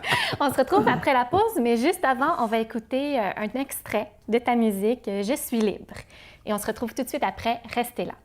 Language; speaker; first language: French; native; French